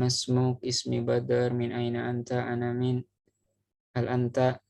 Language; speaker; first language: Arabic; non-native, fluent; Indonesian